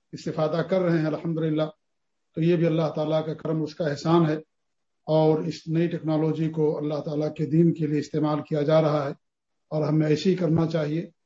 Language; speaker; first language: Urdu; native; Urdu